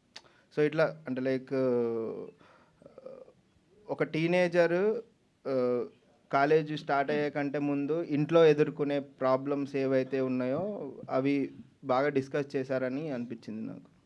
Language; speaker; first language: Telugu; native; Telugu